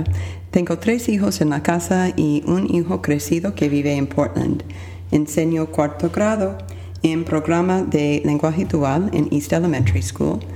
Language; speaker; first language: Spanish; non-native, fluent; English